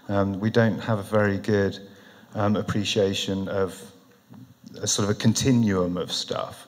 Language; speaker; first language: English; native; English